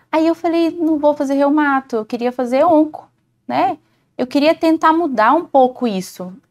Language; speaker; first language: Portuguese; native; Portuguese